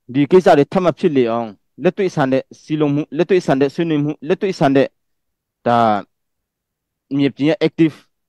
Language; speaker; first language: Burmese; non-native, local second language; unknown